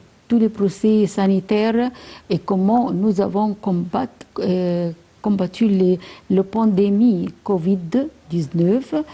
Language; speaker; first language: French; non-native, fluent; Arabic